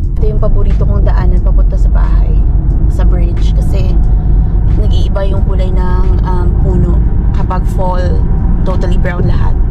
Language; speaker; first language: Filipino; non-native, local second language; Hiligaynon